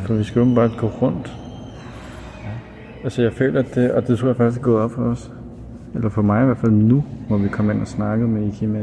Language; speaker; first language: Danish; native; Danish